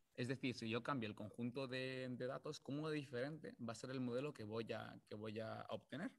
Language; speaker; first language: Spanish; native; Spanish